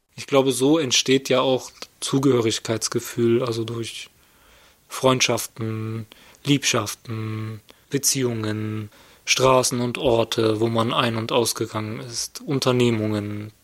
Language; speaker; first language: German; native; German